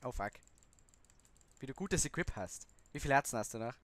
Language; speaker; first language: German; native; German